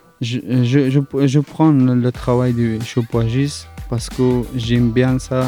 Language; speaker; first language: French; non-native, learner; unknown